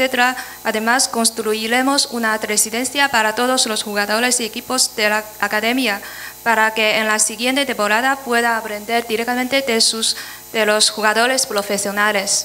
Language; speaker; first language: Spanish; non-native, fluent; Chinese